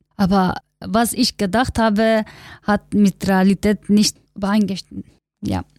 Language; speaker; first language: German; non-native, learner; Kurdish